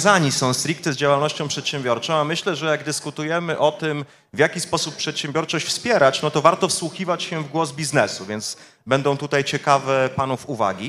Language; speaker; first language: Polish; native; Polish